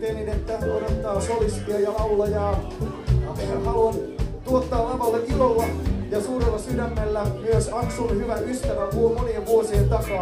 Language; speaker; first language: Finnish; native; Finnish